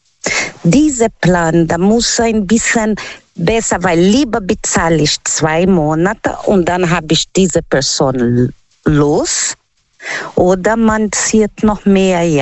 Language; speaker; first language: German; non-native, learner; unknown